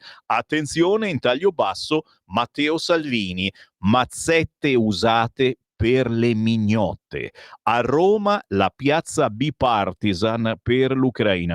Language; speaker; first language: Italian; native; Italian